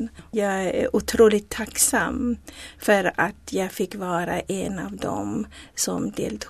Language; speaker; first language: Swedish; non-native, fluent; Zulu